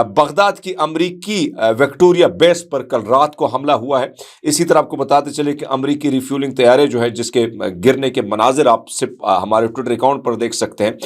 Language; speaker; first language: Urdu; non-native, local second language; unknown